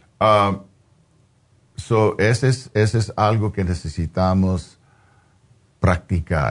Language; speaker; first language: Spanish; non-native, fluent; English